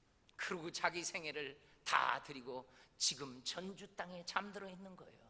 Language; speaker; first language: Korean; native; Korean